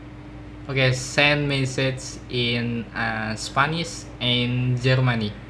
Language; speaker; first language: English; non-native, learner; Indonesian